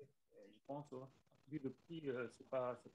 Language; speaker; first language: French; non-native, learner; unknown